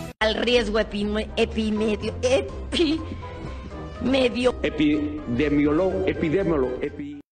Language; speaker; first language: Spanish; non-native, fluent; Finnish